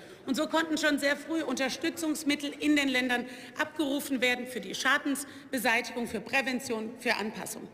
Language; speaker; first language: German; native; German